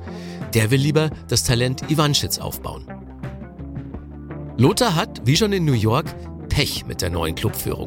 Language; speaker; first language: German; native; German